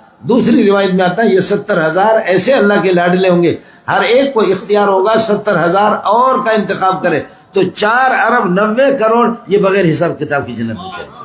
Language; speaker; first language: Urdu; non-native, local second language; Baluchi